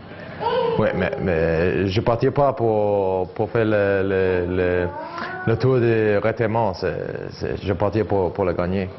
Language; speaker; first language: French; non-native, learner; English